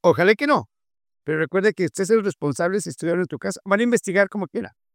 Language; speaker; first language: Spanish; native; Spanish